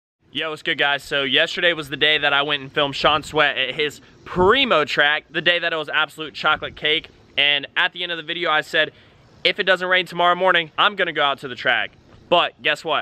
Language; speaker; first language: English; native; English